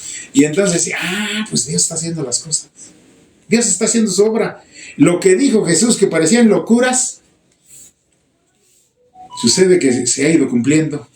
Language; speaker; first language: Spanish; native; Spanish